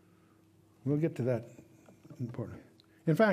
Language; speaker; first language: English; native; English